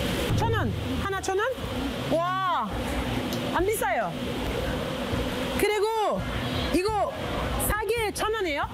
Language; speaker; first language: Korean; non-native, learner; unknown